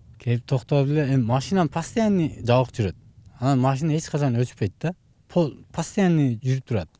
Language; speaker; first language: Kyrgyz; non-native, local second language; Uzbek